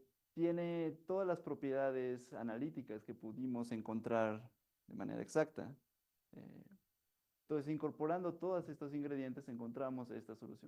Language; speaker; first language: Spanish; native; Spanish